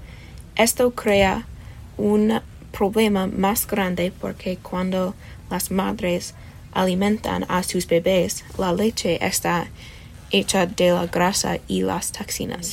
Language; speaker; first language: Spanish; non-native, learner; English